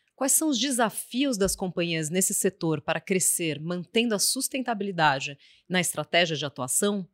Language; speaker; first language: Portuguese; native; Portuguese